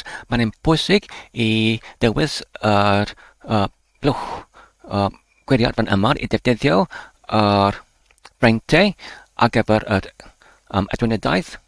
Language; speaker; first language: Welsh; non-native, learner; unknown